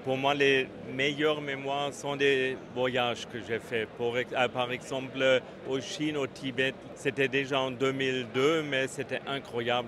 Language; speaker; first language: French; non-native, fluent; German